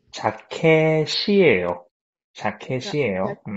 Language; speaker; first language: Korean; native; Korean